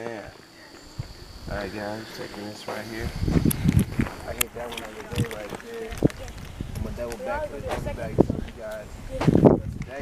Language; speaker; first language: English; native; English